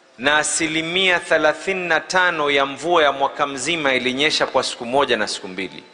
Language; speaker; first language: Swahili; native; Swahili